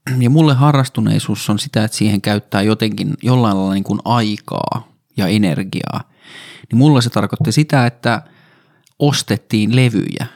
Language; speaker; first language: Finnish; native; Finnish